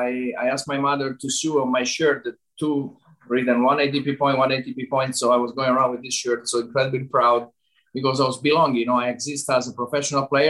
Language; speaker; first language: English; non-native, fluent; Italian